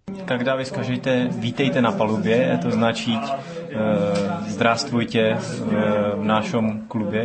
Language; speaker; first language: Russian; non-native, learner; Czech